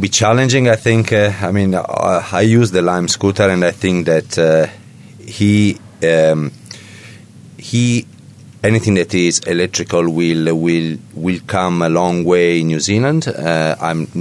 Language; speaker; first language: English; non-native, fluent; Italian